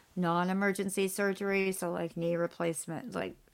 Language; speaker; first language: English; native; English